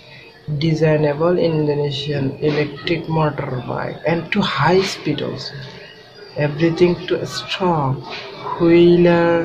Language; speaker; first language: English; non-native, learner; Bangla